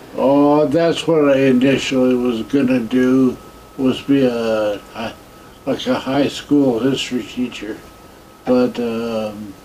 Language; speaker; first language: English; native; English